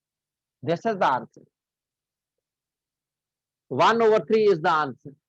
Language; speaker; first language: English; non-native, local second language; Hindi